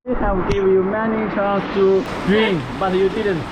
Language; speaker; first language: English; non-native, learner; Chinese